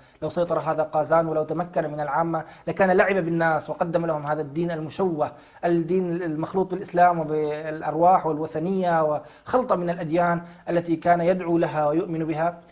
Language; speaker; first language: Arabic; native; Arabic